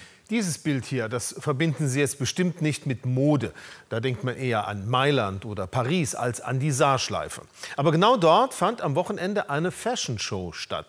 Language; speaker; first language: German; native; German